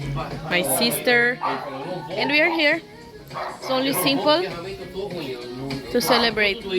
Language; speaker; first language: English; non-native, learner; Portuguese